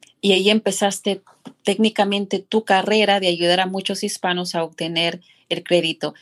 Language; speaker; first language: Spanish; native; Spanish